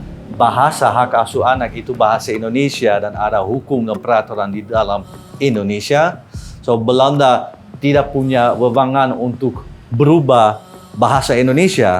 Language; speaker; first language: Indonesian; non-native, learner; Dutch